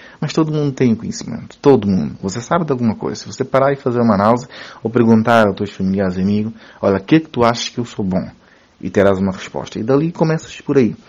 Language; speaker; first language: Portuguese; native; Portuguese